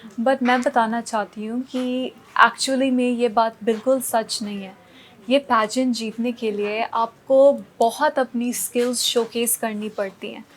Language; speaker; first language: Hindi; non-native, local second language; Punjabi